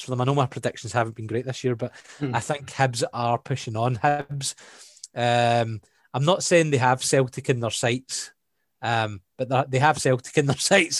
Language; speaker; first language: English; native; English